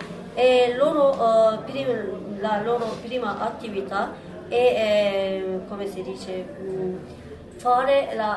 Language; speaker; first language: Italian; non-native, learner; Turkish